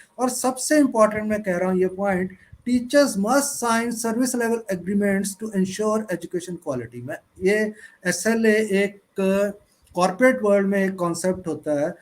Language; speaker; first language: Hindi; native; Hindi